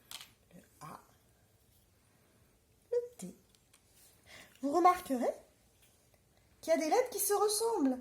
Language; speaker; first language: French; native; French